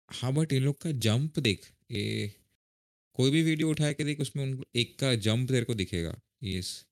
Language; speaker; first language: Hindi; non-native, local second language; Marathi